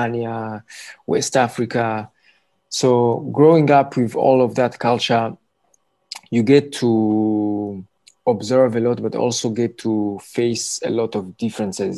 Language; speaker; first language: English; non-native, local second language; Kinyarwanda